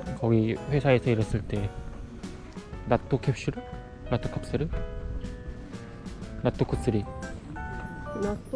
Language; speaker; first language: Korean; non-native, fluent; Japanese